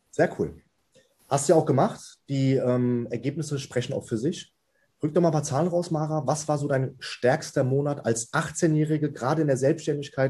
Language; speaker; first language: German; native; German